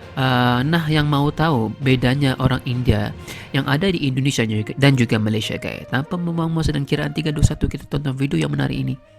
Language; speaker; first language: Malay; native; Malay